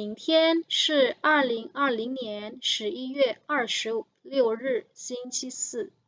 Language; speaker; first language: Chinese; non-native, fluent; Indonesian